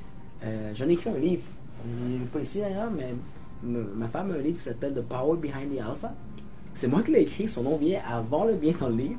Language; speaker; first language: French; native; French